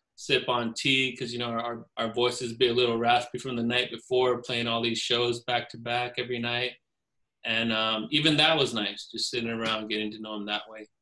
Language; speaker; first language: English; native; English